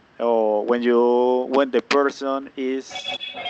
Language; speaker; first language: English; non-native, learner; Spanish